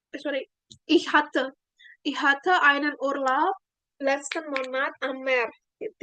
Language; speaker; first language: German; non-native, fluent; Indonesian